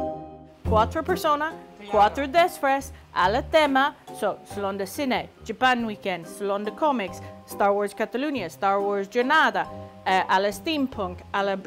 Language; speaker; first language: Spanish; non-native, learner; English